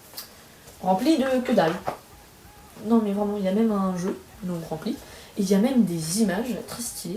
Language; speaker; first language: French; native; French